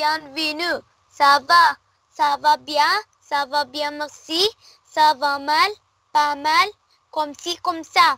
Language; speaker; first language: French; non-native, learner; Arabic